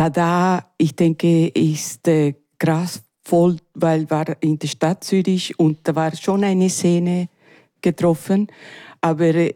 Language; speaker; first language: German; non-native, learner; Spanish